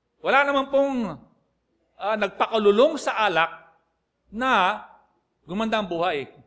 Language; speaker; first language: Filipino; non-native, local second language; Bikol